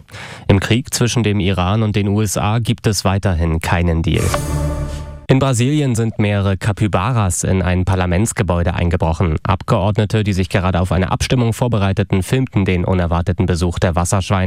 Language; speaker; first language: German; native; German